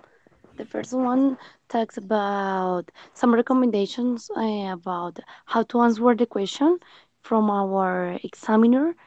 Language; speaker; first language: English; non-native, learner; Spanish